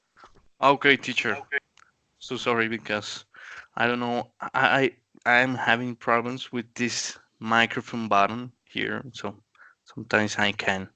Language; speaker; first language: English; non-native, learner; Spanish